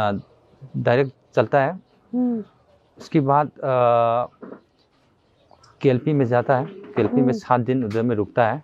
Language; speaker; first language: Hindi; non-native, local second language; Manipuri